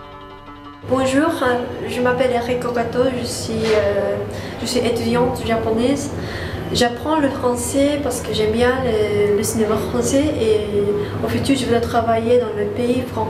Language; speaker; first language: French; non-native, learner; Japanese